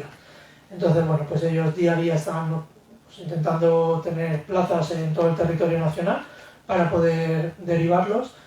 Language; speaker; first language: Spanish; native; Spanish